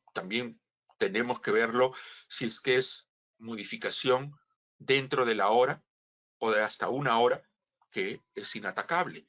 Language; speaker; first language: Spanish; native; Spanish